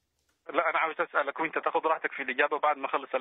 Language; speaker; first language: Arabic; native; Arabic